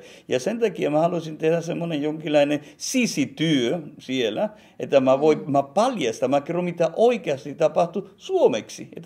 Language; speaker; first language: Finnish; non-native, fluent; Spanish